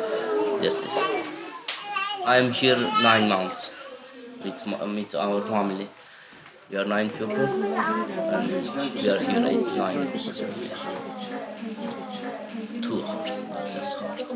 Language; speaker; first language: English; non-native, learner; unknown